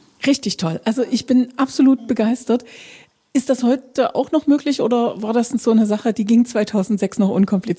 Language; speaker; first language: German; native; German